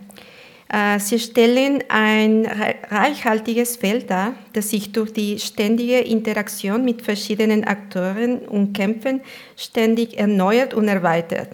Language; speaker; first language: German; non-native, fluent; Spanish